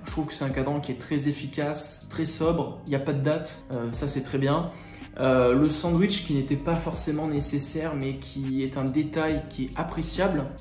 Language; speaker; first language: French; native; French